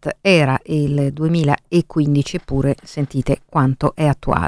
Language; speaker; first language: Italian; native; Italian